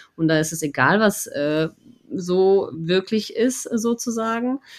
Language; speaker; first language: German; non-native, fluent; Russian